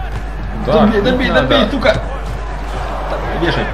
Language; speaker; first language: Russian; native; Russian